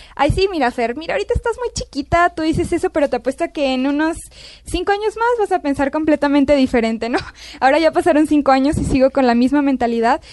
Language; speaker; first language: Spanish; native; Spanish